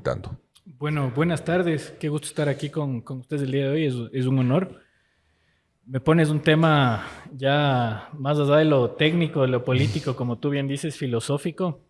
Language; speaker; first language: Spanish; native; Spanish